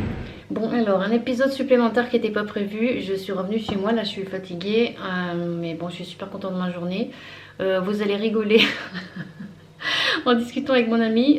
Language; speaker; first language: French; native; French